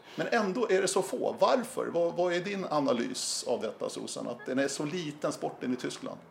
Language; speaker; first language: Swedish; native; Swedish